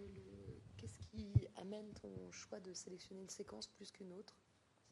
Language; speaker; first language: French; native; French